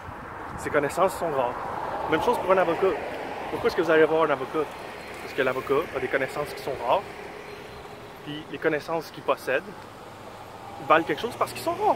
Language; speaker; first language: French; native; French